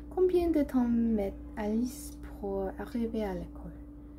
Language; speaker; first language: French; non-native, learner; English